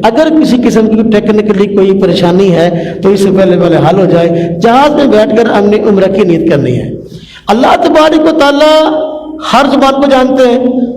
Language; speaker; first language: Urdu; non-native, local second language; Punjabi